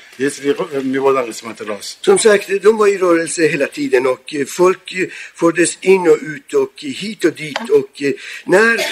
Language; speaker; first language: Swedish; non-native, fluent; Persian